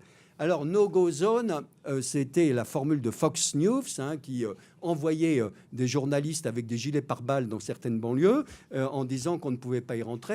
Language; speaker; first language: French; native; French